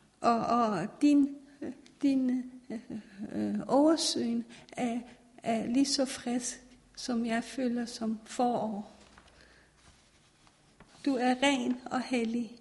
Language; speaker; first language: Danish; non-native, fluent; Persian